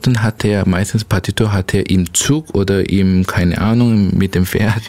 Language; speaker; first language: German; non-native, learner; Korean